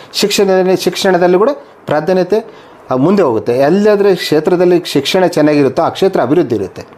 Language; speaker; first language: Kannada; native; Kannada